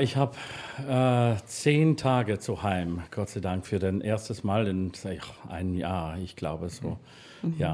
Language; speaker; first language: German; non-native, fluent; English